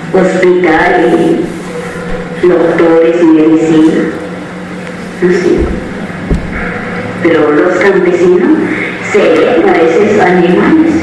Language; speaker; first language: Spanish; non-native, local second language; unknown